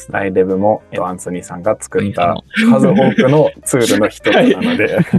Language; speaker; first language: Japanese; native; Japanese